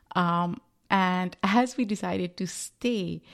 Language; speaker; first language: English; non-native, local second language; Urdu